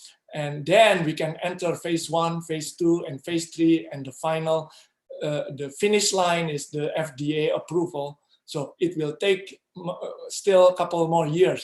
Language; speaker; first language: English; non-native, fluent; Indonesian